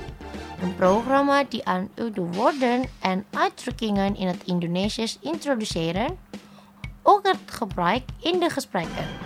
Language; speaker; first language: Dutch; non-native, fluent; Indonesian